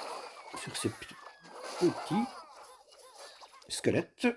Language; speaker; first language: French; native; French